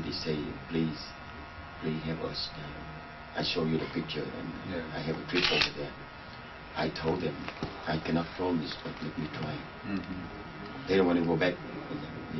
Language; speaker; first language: English; non-native, learner; Vietnamese